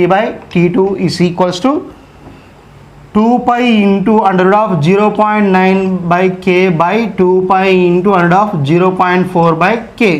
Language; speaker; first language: English; non-native, local second language; Telugu